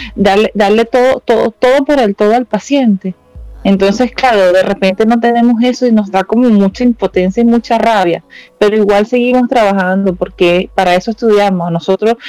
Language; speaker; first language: Spanish; native; Spanish